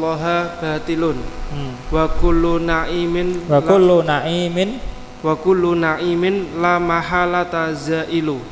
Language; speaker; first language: Arabic; non-native, learner; Indonesian